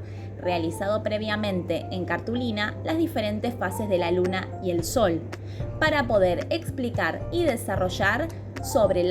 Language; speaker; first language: Spanish; native; Spanish